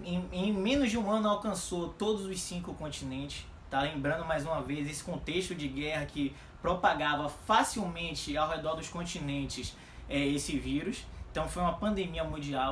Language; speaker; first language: Portuguese; native; Portuguese